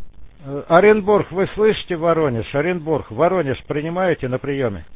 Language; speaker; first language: Russian; native; Russian